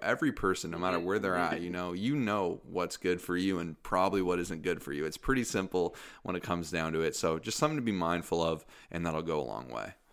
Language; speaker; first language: English; native; English